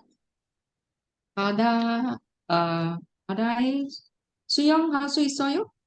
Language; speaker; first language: Korean; non-native, learner; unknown